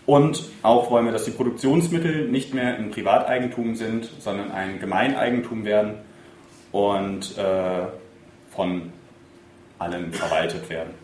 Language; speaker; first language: German; native; German